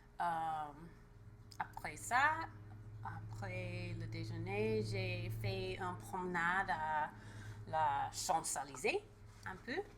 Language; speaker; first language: French; non-native, learner; English